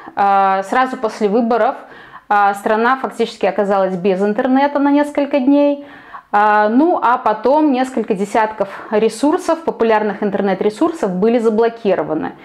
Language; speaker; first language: Russian; native; Russian